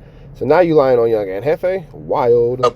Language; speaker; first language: English; native; English